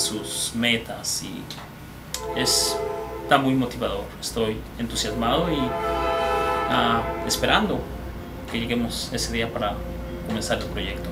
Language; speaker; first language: Spanish; native; Spanish